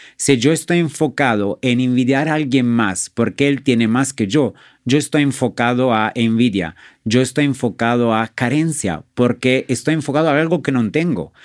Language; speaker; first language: Spanish; non-native, fluent; Italian